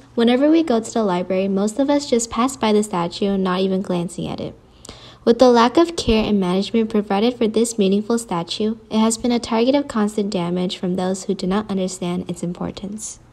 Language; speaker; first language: English; native; English